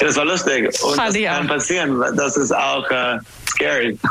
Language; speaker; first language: German; non-native, learner; English